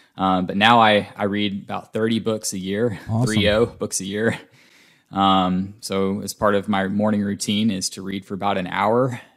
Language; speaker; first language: English; native; English